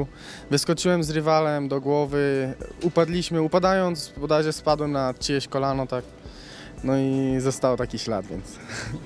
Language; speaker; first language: Polish; native; Polish